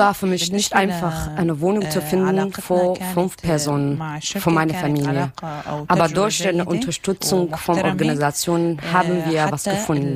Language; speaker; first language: German; non-native, learner; Arabic